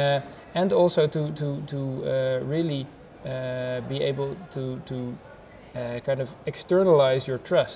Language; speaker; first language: English; non-native, fluent; Dutch